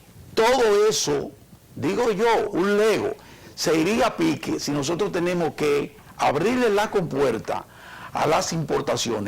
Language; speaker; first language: Spanish; native; Spanish